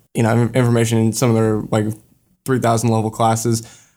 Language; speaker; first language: English; native; English